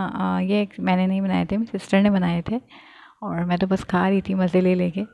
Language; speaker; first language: Urdu; native; Urdu